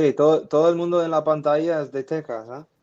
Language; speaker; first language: Spanish; non-native, fluent; English